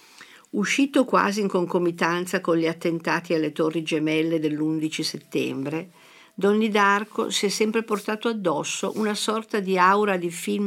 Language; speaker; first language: Italian; native; Italian